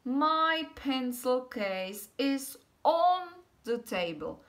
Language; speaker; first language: English; non-native, fluent; Czech